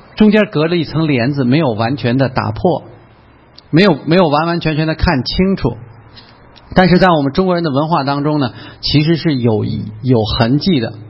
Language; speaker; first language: Chinese; native; Chinese